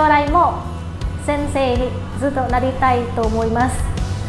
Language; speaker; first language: Japanese; non-native, learner; Khmer